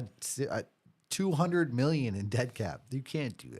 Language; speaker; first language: English; native; English